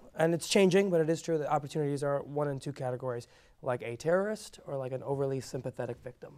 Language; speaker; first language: English; early bilingual, other home language; Persian